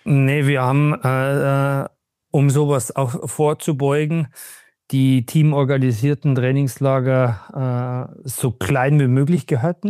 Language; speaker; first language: German; native; German